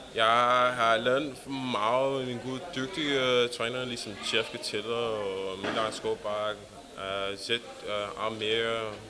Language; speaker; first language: Danish; non-native, fluent; English